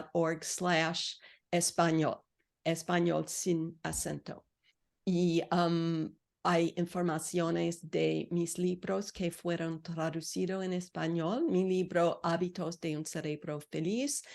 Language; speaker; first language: Spanish; non-native, learner; English